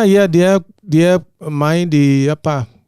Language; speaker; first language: Indonesian; non-native, fluent; English